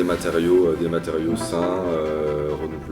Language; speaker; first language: French; native; French